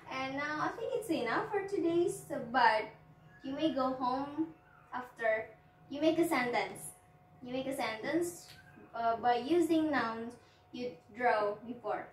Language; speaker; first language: English; non-native, fluent; Indonesian